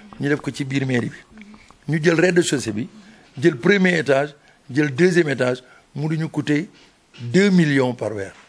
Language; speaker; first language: Wolof; native; Wolof